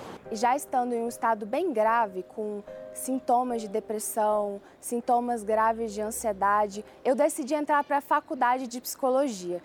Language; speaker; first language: Portuguese; early bilingual, other home language; Chinese